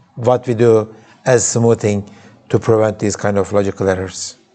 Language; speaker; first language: English; non-native, fluent; Turkish